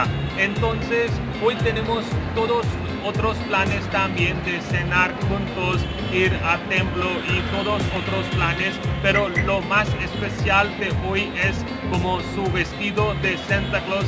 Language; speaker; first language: Spanish; non-native, fluent; Hindi